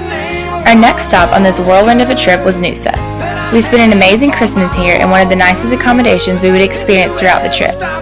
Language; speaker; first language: English; native; English